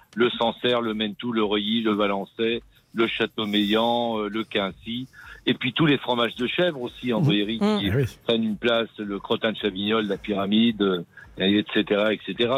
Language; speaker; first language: French; native; French